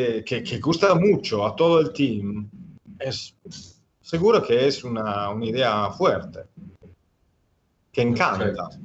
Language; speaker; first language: Spanish; non-native, fluent; Italian